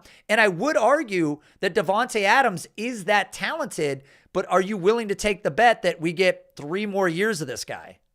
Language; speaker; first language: English; native; English